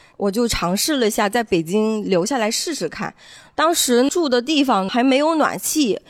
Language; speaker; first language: Chinese; native; Chinese